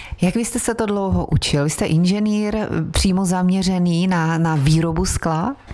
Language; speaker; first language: Czech; native; Czech